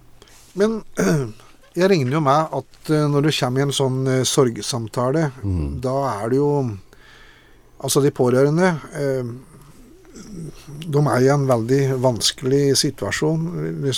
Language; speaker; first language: Norwegian; native; Norwegian